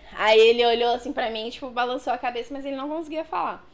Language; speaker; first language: Portuguese; native; Portuguese